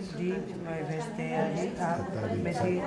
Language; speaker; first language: Basque; non-native, local second language; Spanish